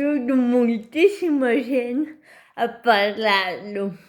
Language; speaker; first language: Catalan; non-native, fluent; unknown